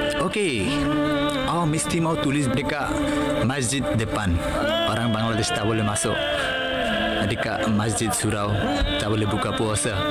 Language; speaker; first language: Malay; non-native, learner; Bangla